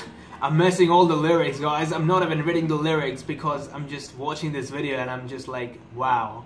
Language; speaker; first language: English; non-native, fluent; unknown